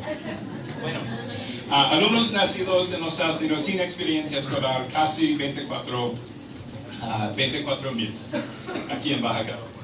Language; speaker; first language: Spanish; non-native, fluent; English